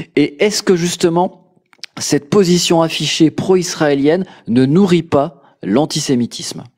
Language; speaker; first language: French; native; French